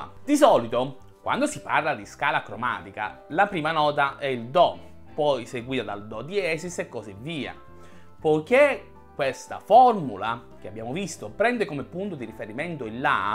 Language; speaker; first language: Italian; native; Italian